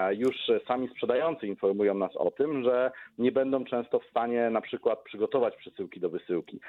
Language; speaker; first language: Polish; native; Polish